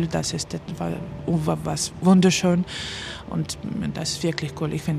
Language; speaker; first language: German; non-native, learner; Ukrainian